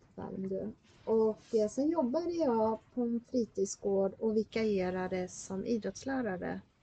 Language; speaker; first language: Swedish; native; Swedish